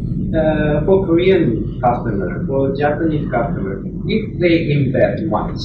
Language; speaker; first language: English; non-native, learner; Japanese